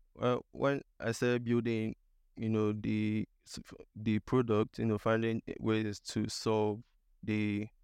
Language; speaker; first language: English; non-native, local second language; Igbo